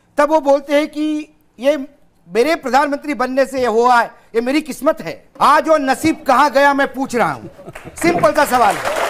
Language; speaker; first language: Hindi; native; Hindi